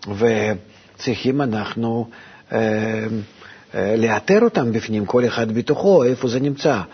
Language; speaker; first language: Hebrew; non-native, fluent; Russian